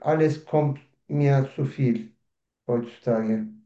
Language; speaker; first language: German; non-native, learner; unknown